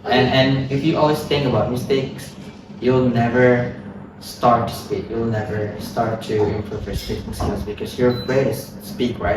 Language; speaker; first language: English; non-native, fluent; Indonesian